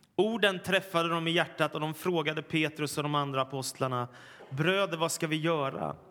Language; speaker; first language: Swedish; native; Swedish